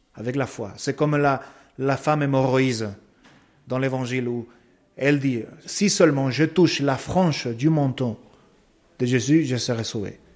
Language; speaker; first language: French; non-native, fluent; Spanish